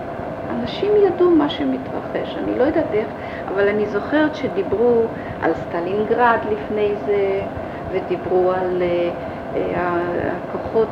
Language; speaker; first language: Hebrew; early bilingual, other home language; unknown